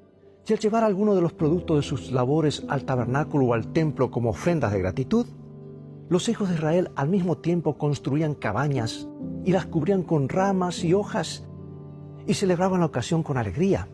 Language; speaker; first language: Spanish; native; Spanish